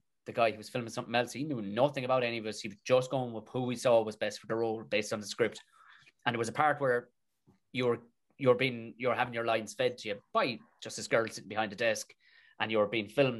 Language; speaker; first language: English; native; English